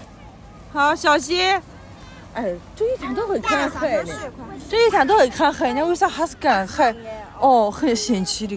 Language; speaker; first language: Chinese; native; Chinese